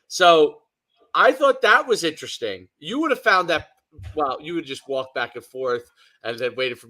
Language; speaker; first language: English; native; English